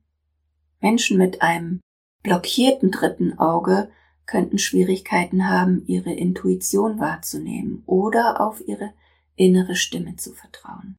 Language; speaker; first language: German; native; German